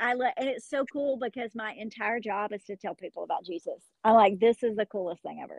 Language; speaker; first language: English; native; English